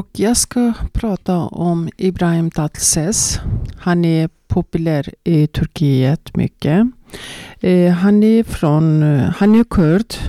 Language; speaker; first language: Swedish; non-native, learner; Arabic